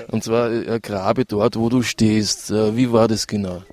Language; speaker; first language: German; native; German